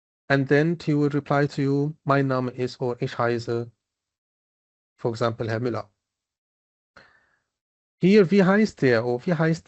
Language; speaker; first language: German; non-native, fluent; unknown